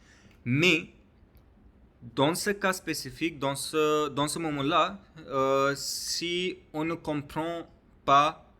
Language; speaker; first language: French; non-native, learner; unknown